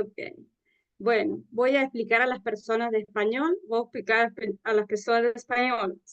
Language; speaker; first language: Spanish; non-native, fluent; Portuguese